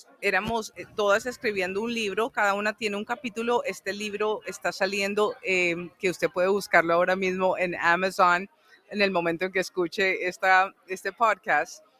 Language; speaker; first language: Spanish; early bilingual, heritage; Spanish